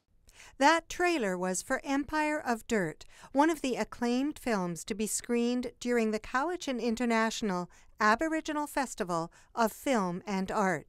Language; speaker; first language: English; native; English